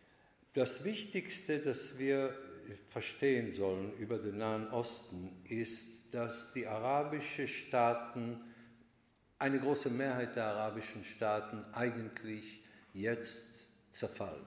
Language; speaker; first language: German; non-native, fluent; Hebrew